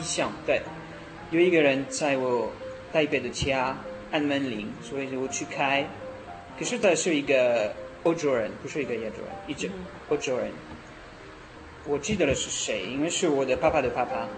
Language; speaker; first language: Chinese; non-native, learner; French